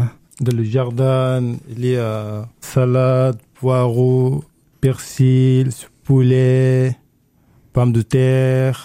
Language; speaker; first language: French; non-native, learner; Arabic